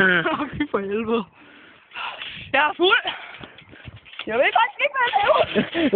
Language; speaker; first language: Danish; native; Danish